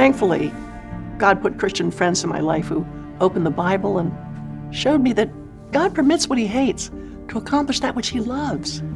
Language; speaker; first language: English; native; English